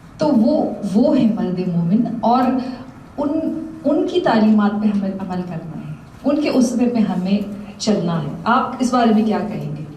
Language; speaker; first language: Urdu; native; Urdu